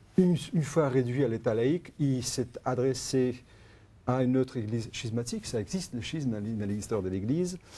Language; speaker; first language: French; non-native, fluent; Macedonian